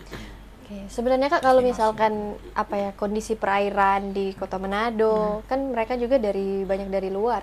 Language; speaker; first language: Indonesian; native; Indonesian